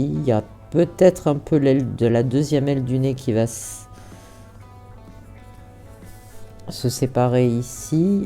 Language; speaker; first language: French; native; French